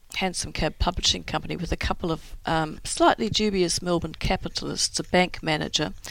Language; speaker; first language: English; native; English